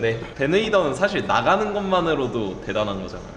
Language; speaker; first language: Korean; native; Korean